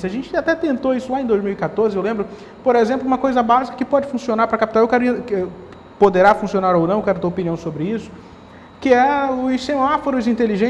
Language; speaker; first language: Portuguese; native; Portuguese